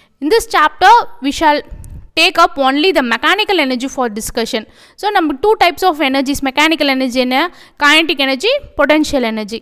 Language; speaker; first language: English; non-native, local second language; Tamil